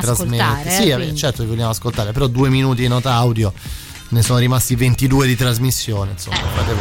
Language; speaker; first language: Italian; native; Italian